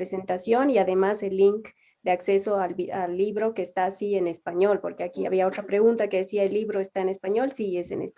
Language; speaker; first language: Spanish; native; Spanish